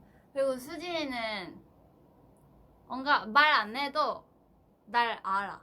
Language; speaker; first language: Korean; non-native, fluent; Thai